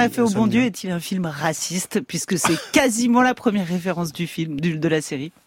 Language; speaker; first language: French; native; French